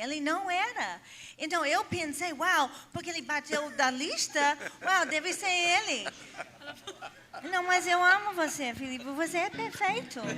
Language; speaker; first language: Portuguese; non-native, fluent; English